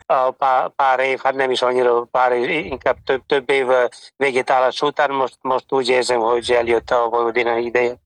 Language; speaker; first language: Hungarian; non-native, fluent; Serbian